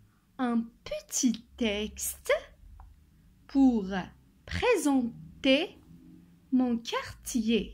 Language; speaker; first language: French; non-native, local second language; Arabic